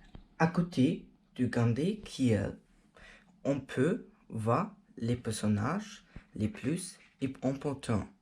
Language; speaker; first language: French; non-native, learner; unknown